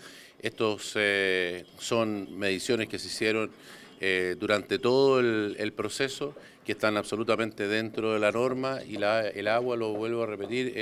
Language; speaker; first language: Spanish; native; Spanish